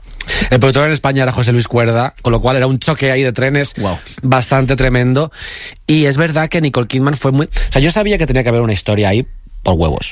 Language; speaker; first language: Spanish; native; Spanish